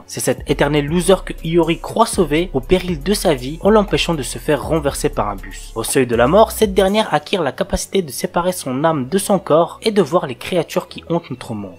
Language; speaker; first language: French; native; French